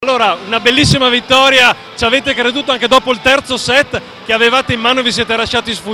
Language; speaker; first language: Italian; native; Italian